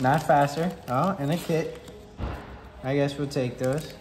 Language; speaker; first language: English; native; English